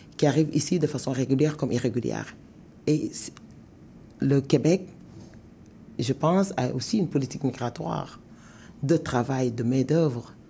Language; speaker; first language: French; non-native, local second language; Wolof